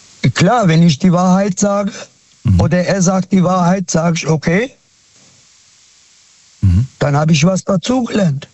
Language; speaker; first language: German; non-native, fluent; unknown